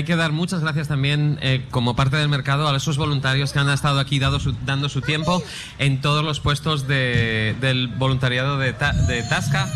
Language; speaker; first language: Spanish; native; Spanish